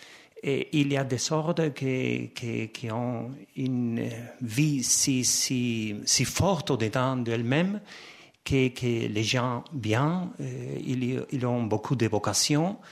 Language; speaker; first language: French; non-native, fluent; Spanish